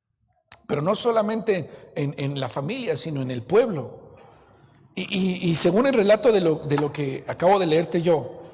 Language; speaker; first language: Spanish; native; Spanish